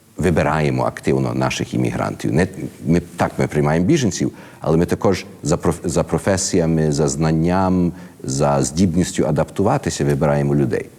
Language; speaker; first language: Ukrainian; early bilingual, heritage; Ukrainian